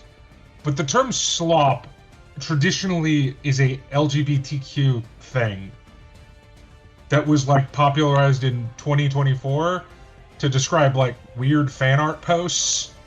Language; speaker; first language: English; native; English